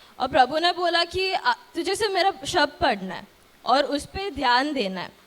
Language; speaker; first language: Hindi; non-native, local second language; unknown